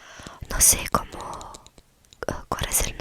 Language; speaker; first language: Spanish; non-native, learner; French